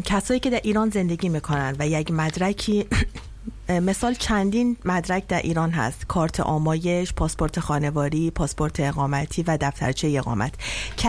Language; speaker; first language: French; non-native, learner; Persian